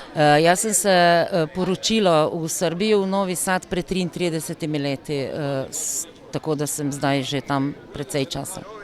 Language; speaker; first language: Slovenian; native; Slovenian